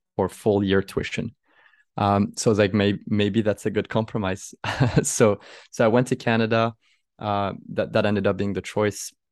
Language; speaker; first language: English; non-native, fluent; French